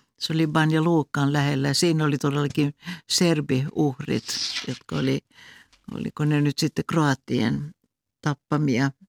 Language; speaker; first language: Finnish; non-native, local second language; Swedish